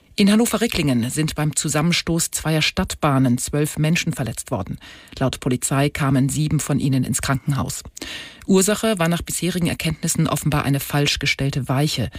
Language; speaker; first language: German; native; German